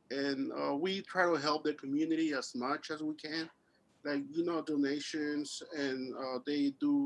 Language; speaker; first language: English; early bilingual, other home language; Spanish